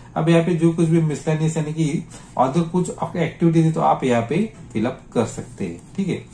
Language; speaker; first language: Hindi; non-native, local second language; Marathi